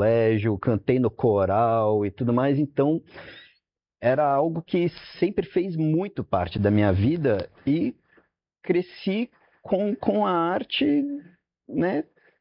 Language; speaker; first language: Portuguese; native; Portuguese